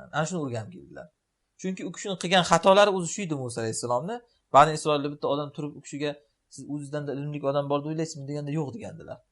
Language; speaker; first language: Uzbek; native; Uzbek